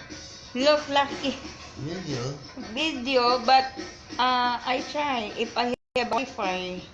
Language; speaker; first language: English; non-native, learner; Filipino